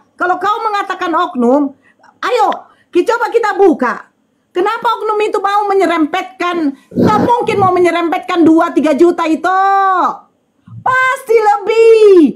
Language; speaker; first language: Indonesian; native; Indonesian